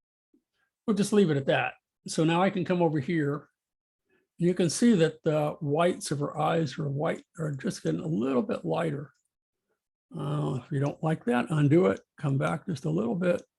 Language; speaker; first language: English; native; English